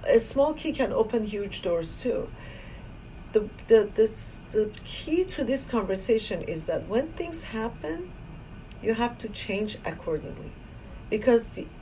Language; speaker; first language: English; non-native, fluent; Persian